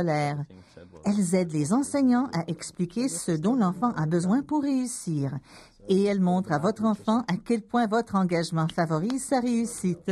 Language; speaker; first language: French; native; French